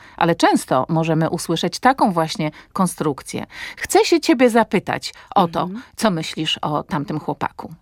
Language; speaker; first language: Polish; native; Polish